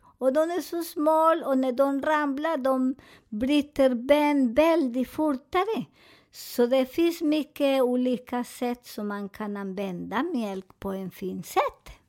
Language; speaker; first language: Swedish; non-native, fluent; Spanish